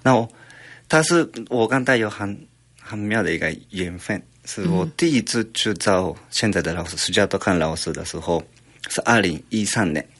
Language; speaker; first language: Chinese; non-native, fluent; Japanese